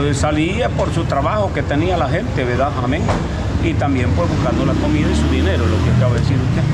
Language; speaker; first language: Spanish; native; Spanish